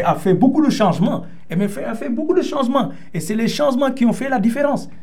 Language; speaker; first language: French; non-native, local second language; Wolof